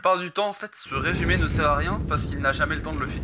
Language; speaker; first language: French; native; French